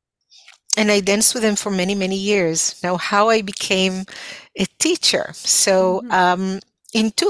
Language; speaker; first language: English; non-native, fluent; Hebrew